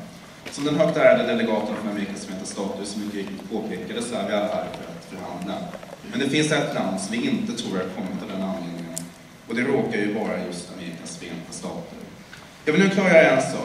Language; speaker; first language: Swedish; native; Swedish